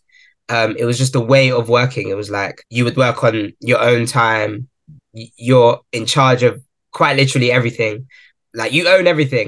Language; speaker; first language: English; native; English